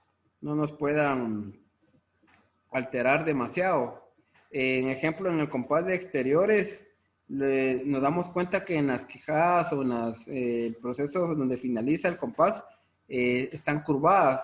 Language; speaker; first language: Spanish; native; Spanish